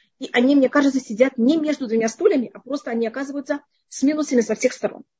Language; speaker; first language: Russian; native; Russian